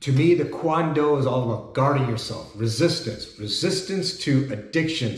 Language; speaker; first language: English; native; English